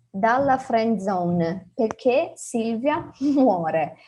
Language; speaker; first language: Italian; non-native, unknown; Portuguese